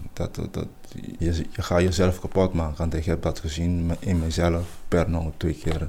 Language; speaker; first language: Dutch; non-native, local second language; Papiamento